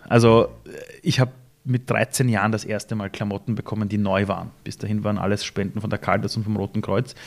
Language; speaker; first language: German; early bilingual, other home language; Persian